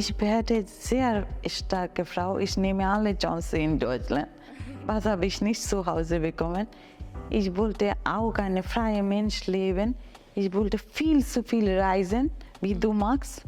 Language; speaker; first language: German; non-native, learner; Bangla